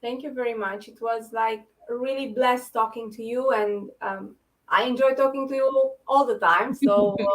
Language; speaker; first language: English; non-native, fluent; Romanian